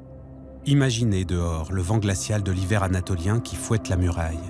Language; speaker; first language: French; native; French